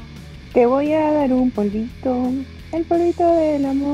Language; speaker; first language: Spanish; native; Spanish